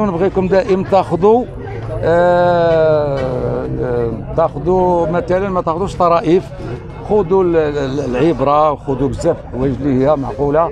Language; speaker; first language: Arabic; native; Arabic